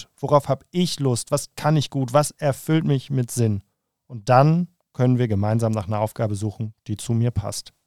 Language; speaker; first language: German; native; German